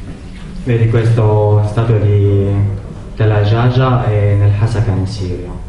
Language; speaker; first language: Italian; non-native, learner; Arabic